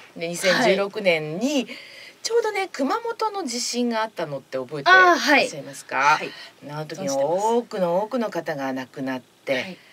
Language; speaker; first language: Japanese; native; Japanese